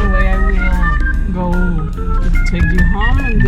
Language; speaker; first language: English; non-native, learner; Spanish